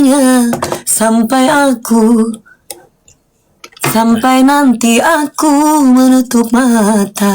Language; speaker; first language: Indonesian; native; Indonesian